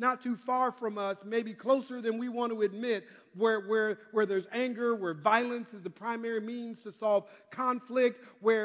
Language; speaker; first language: English; native; English